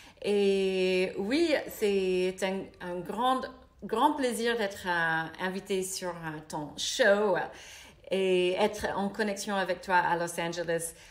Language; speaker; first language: French; non-native, fluent; English